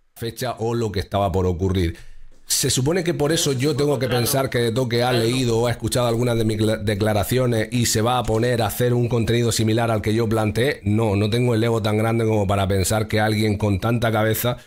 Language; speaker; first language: Spanish; native; Spanish